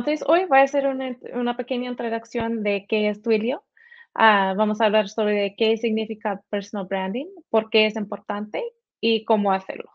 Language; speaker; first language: Spanish; early bilingual, heritage; Spanish